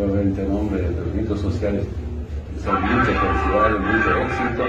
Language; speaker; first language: Spanish; non-native, local second language; Aymara